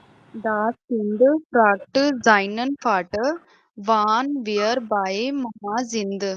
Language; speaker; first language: German; non-native, learner; Hindi